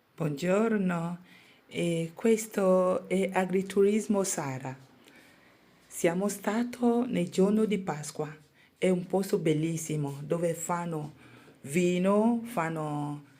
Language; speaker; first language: Italian; non-native, learner; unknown